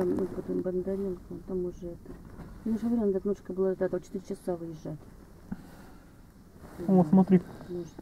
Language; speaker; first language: Russian; native; Russian